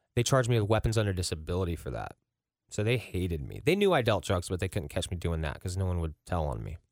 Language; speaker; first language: English; native; English